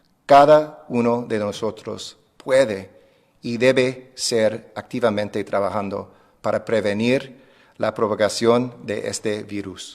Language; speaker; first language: Spanish; non-native, fluent; English